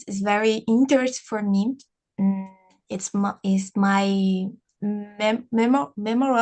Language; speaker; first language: English; non-native, learner; Portuguese